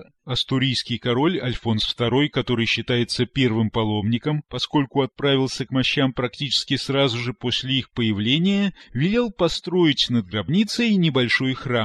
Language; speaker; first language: Russian; native; Russian